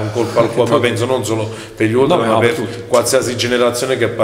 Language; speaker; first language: Italian; native; Italian